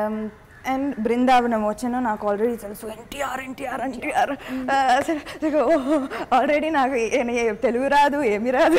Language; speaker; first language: Telugu; non-native, fluent; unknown